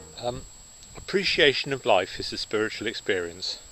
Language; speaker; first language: English; native; English